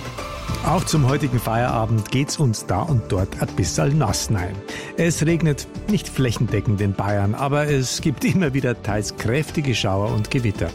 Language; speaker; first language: German; native; German